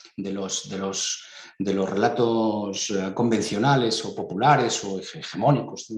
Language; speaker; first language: Spanish; native; Spanish